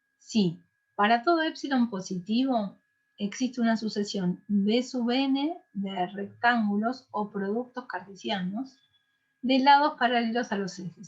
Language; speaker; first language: Spanish; native; Spanish